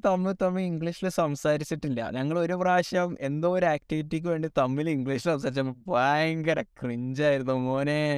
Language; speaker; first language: Malayalam; early bilingual, heritage; Malayalam